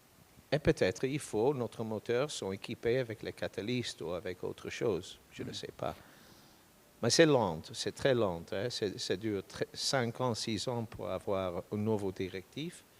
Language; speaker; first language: French; non-native, fluent; English